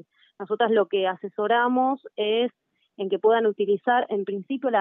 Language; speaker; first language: Spanish; native; Spanish